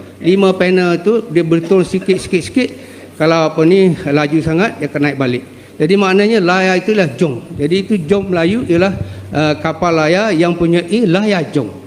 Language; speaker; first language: Malay; native; Malay